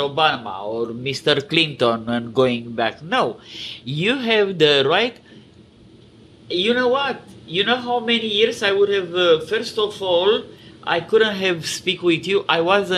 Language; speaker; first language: English; non-native, fluent; Romanian